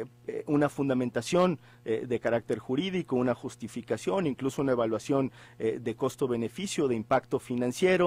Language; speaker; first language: Spanish; native; Spanish